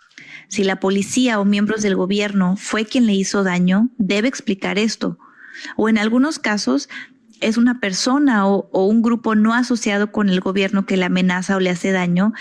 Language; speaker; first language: Spanish; native; Spanish